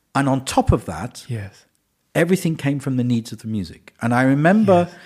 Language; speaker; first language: English; native; English